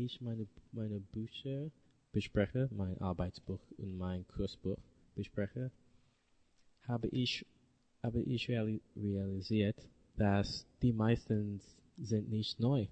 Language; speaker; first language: German; non-native, learner; English